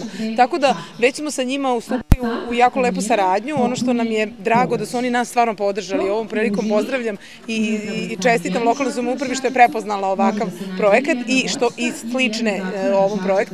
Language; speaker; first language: Serbian; native; Serbian